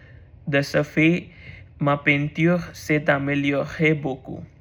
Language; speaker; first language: French; non-native, learner; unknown